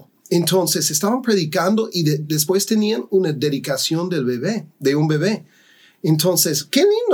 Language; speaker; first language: Spanish; non-native, fluent; English